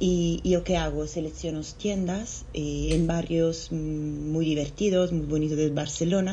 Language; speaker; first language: Spanish; non-native, fluent; Italian